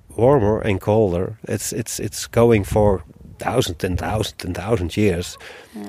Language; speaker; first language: English; non-native, learner; Dutch